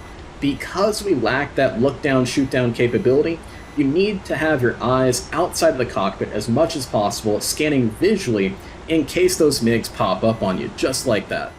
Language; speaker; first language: English; native; English